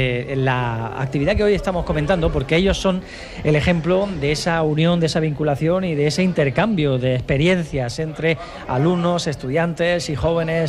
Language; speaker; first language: Spanish; native; Spanish